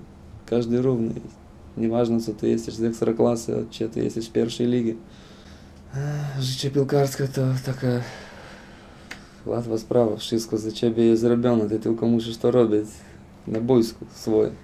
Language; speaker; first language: Polish; non-native, fluent; Lithuanian